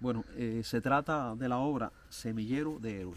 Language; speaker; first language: Spanish; native; Spanish